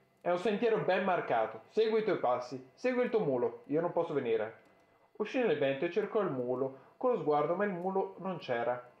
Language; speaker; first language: Italian; native; Italian